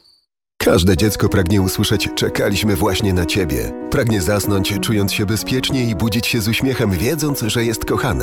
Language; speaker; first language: Polish; native; Polish